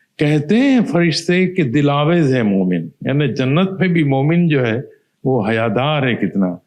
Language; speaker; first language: Urdu; non-native, local second language; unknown